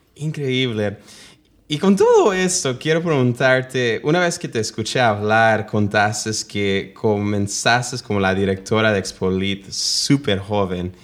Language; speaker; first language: Spanish; early bilingual, heritage; English